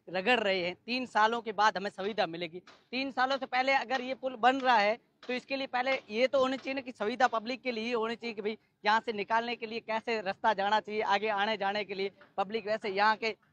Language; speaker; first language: Hindi; native; Hindi